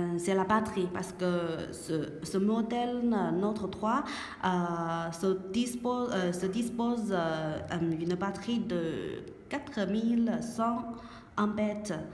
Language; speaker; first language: French; non-native, learner; Chinese